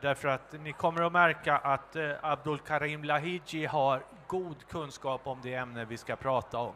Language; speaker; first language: Swedish; native; Swedish